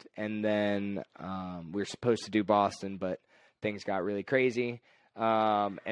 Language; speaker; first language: English; native; English